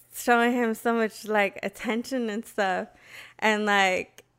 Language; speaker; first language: English; native; English